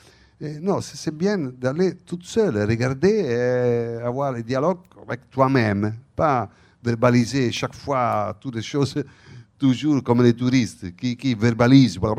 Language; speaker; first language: French; non-native, fluent; Italian